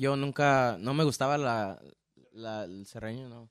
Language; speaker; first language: Spanish; early bilingual, other home language; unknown